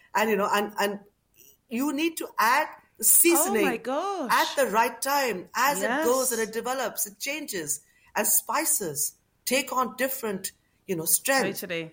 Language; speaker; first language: English; non-native, local second language; Urdu